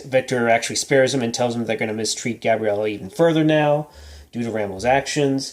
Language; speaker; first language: English; native; English